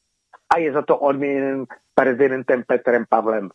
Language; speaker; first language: Czech; native; Czech